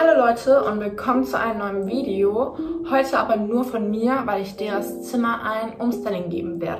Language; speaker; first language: German; native; German